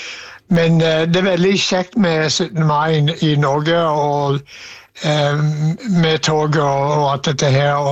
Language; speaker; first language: Norwegian; non-native, fluent; English